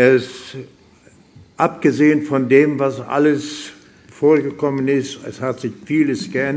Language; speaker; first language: German; non-native, fluent; Russian